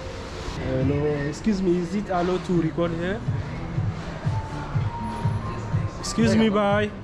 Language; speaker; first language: English; non-native, fluent; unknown